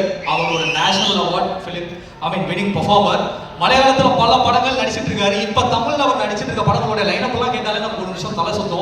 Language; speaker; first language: Tamil; native; Tamil